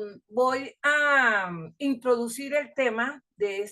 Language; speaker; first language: Spanish; native; Spanish